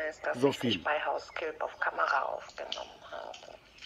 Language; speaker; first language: German; native; German